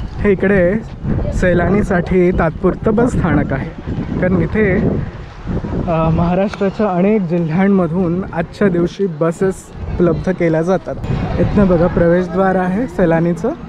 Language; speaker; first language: Marathi; native; Marathi